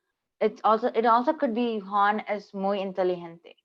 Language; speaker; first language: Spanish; non-native, learner; English